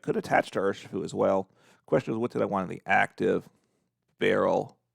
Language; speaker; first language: English; native; English